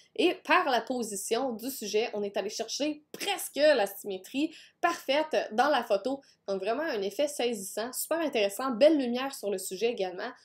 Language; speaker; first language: French; native; French